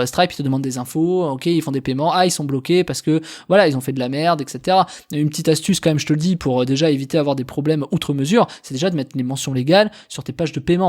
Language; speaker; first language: French; native; French